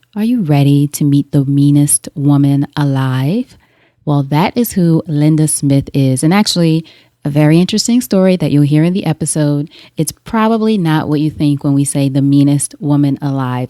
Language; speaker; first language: English; native; English